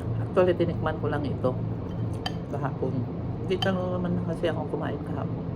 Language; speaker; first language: Filipino; non-native, local second language; Cebuano